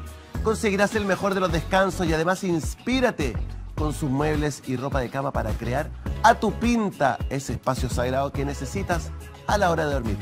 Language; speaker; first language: Spanish; native; Spanish